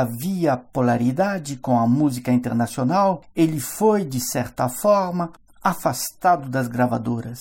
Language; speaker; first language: Portuguese; non-native, fluent; French